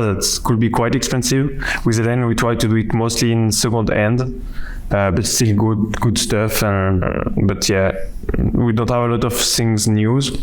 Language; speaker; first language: English; non-native, fluent; French